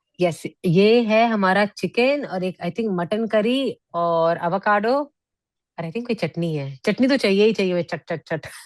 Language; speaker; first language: Hindi; native; Hindi